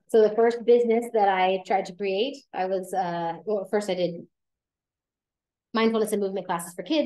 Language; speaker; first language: English; native; English